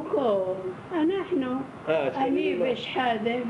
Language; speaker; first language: Hebrew; non-native, fluent; Arabic